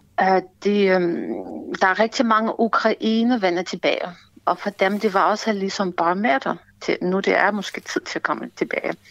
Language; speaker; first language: Danish; non-native, fluent; Ukrainian